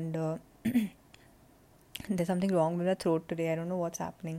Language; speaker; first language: English; non-native, local second language; Hindi